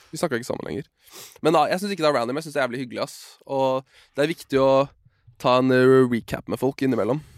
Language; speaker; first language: Norwegian; early bilingual, other home language; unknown